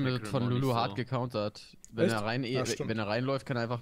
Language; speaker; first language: German; native; German